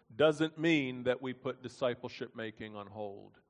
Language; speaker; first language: English; native; English